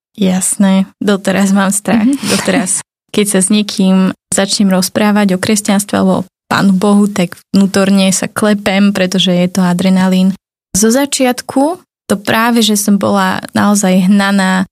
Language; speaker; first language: Slovak; native; Slovak